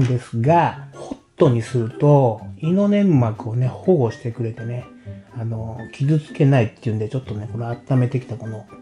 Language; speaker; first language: Japanese; native; Japanese